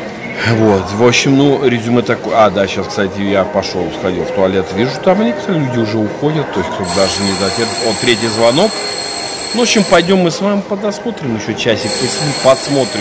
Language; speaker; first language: Russian; native; Russian